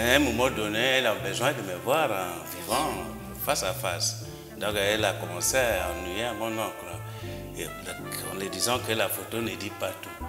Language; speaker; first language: French; non-native, local second language; Igbo